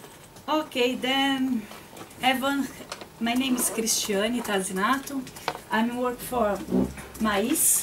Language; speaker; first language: English; non-native, learner; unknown